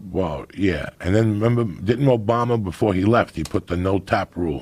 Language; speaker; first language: English; native; English